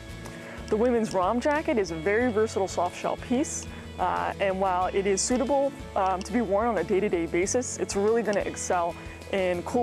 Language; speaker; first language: English; native; English